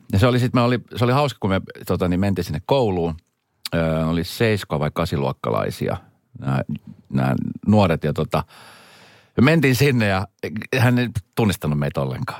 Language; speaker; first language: Finnish; early bilingual, other home language; Swedish